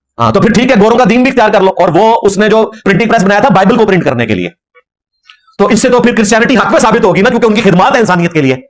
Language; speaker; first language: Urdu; non-native, local second language; Punjabi